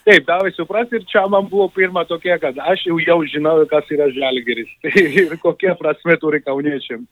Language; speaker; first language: Lithuanian; non-native, fluent; Georgian